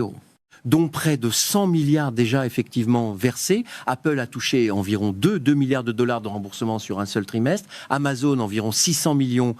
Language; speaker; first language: French; native; French